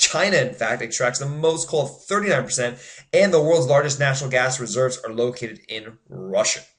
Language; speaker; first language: English; native; English